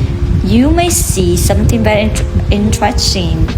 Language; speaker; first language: English; non-native, learner; Vietnamese